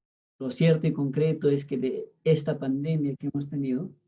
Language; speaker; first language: Spanish; native; Spanish